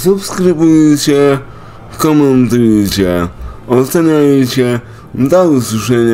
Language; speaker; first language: Polish; native; Polish